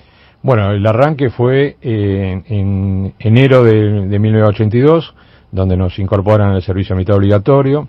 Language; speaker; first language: Spanish; native; Spanish